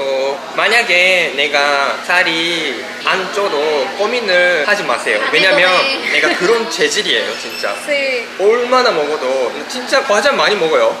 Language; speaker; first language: Korean; non-native, fluent; Japanese